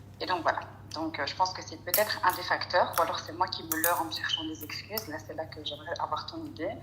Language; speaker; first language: French; early bilingual, other home language; Arabic